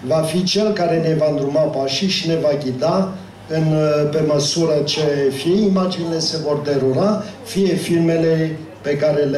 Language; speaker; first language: Romanian; native; Romanian